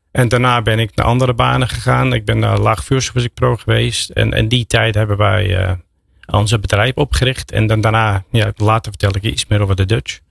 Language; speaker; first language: Dutch; non-native, fluent; English